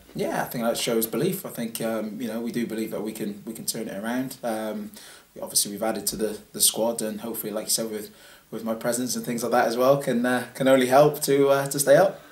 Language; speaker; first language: English; native; English